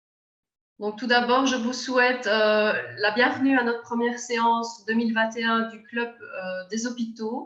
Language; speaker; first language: French; native; French